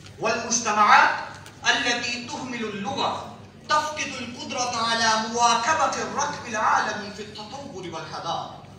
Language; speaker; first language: Arabic; non-native, fluent; Urdu